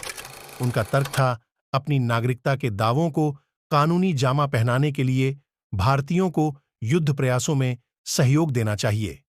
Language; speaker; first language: Hindi; native; Hindi